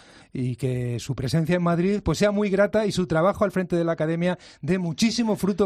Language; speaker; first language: Spanish; native; Spanish